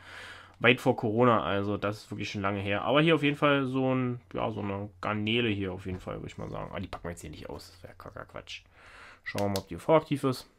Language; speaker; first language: German; native; German